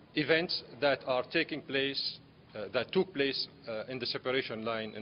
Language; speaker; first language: English; non-native, fluent; Arabic